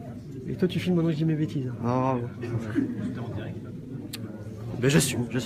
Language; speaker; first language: French; native; French